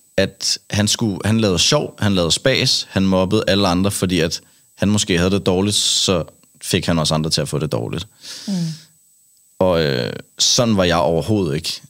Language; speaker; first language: Danish; native; Danish